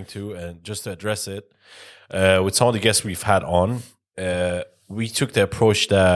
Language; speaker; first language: English; non-native, fluent; Persian